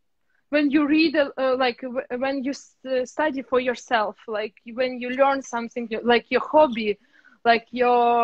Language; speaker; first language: English; non-native, learner; Russian